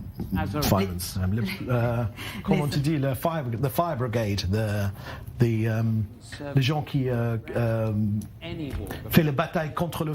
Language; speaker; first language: French; non-native, learner; English